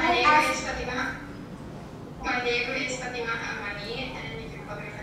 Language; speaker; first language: English; non-native, learner; Indonesian